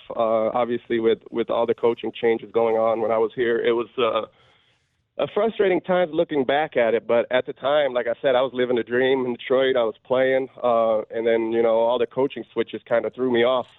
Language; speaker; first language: English; non-native, fluent; Swedish